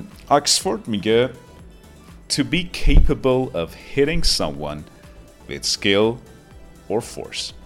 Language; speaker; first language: English; non-native, fluent; Persian